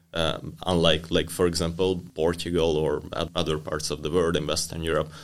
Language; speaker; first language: English; non-native, fluent; Hungarian